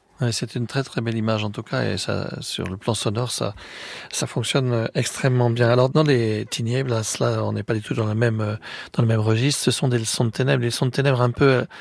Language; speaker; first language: French; native; French